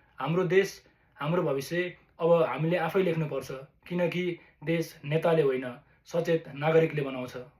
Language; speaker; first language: Nepali; native; Nepali